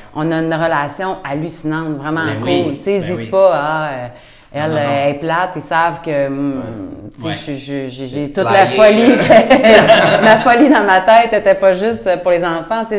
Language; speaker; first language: French; native; French